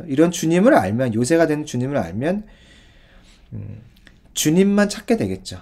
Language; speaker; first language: Korean; native; Korean